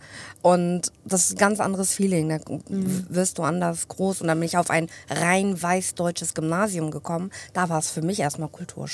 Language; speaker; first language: German; early bilingual, other home language; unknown